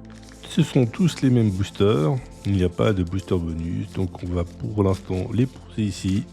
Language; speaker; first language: French; native; French